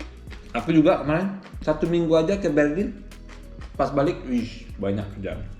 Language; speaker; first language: Indonesian; early bilingual, heritage; German